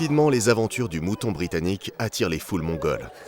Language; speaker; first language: French; native; French